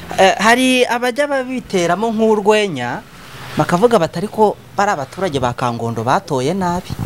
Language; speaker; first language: Kinyarwanda; native; Kinyarwanda